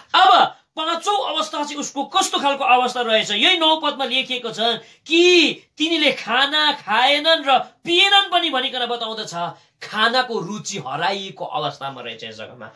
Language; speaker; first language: Nepali; native; Nepali